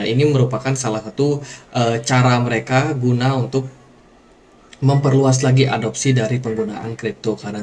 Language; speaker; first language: Indonesian; native; Indonesian